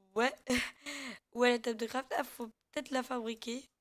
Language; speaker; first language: French; native; French